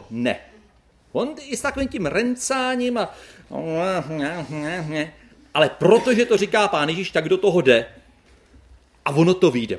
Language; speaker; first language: Czech; native; Czech